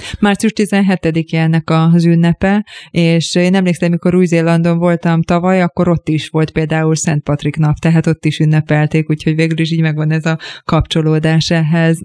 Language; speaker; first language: Hungarian; native; Hungarian